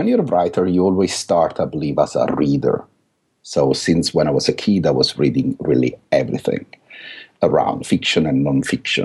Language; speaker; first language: English; non-native, fluent; Italian